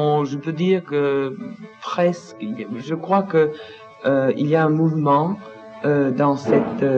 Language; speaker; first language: French; non-native, learner; Danish